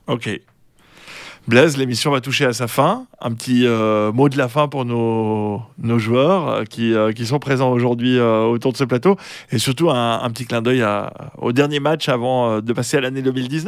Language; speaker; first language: French; native; French